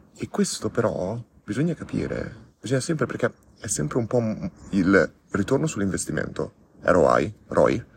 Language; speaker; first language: Italian; native; Italian